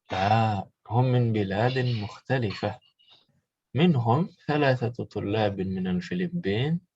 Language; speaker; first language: Arabic; non-native, fluent; Indonesian